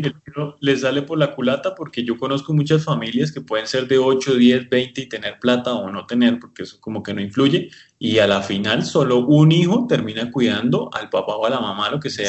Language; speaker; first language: Spanish; native; Spanish